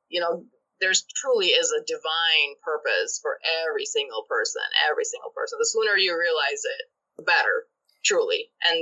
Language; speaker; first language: English; non-native, local second language; Urdu